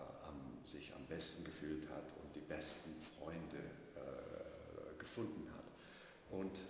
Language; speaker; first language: German; non-native, fluent; English